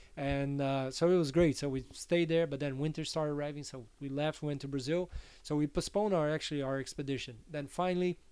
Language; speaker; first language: English; non-native, fluent; Portuguese